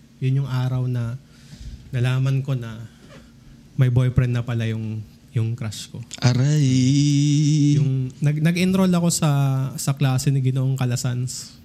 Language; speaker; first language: Filipino; native; Filipino